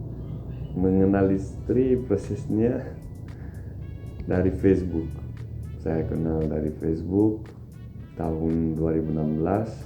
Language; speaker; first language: Indonesian; non-native, fluent; Turkish